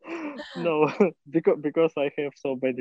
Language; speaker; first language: English; non-native, learner; Russian